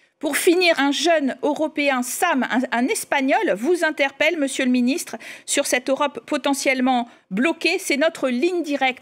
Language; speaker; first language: French; native; French